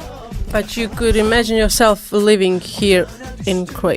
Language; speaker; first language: English; non-native, fluent; Croatian